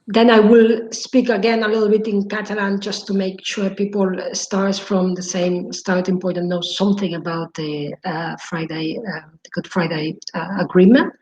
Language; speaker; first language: English; non-native, fluent; Catalan